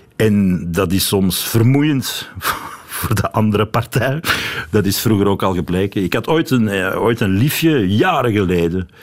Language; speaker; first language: Dutch; native; Dutch